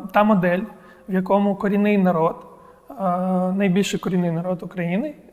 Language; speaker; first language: Ukrainian; non-native, local second language; Crimean Tatar